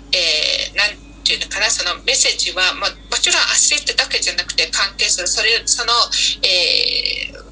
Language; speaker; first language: Japanese; non-native, fluent; Mongolian